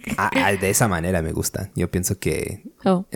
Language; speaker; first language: Spanish; early bilingual, other home language; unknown